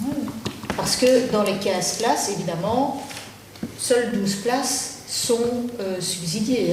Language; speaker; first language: French; native; French